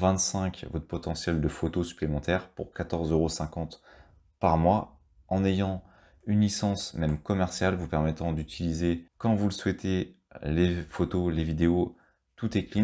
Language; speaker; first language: French; native; French